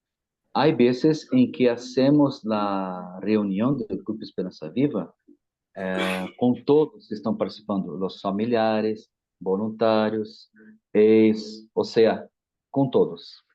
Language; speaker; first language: Spanish; non-native, fluent; Portuguese